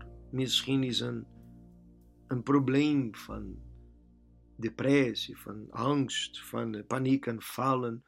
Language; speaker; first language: Dutch; non-native, learner; Portuguese